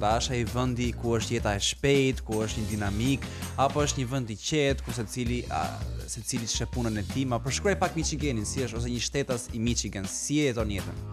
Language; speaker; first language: Albanian; native; Albanian